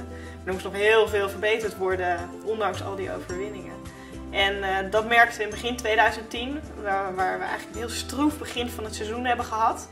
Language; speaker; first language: Dutch; native; Dutch